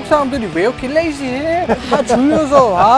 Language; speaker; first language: Korean; non-native, fluent; German